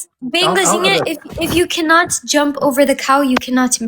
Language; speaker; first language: English; non-native, learner; Amharic